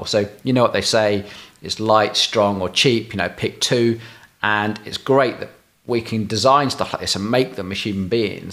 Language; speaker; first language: English; native; English